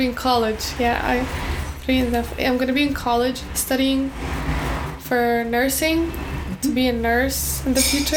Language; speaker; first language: English; early bilingual, other home language; Arabic